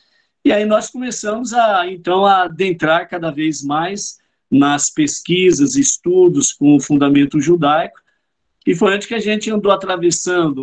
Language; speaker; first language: Portuguese; native; Portuguese